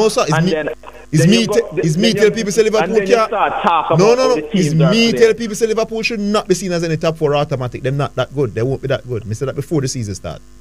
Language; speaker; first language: English; native; English